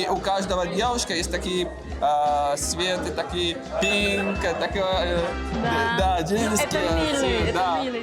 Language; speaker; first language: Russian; non-native, learner; Arabic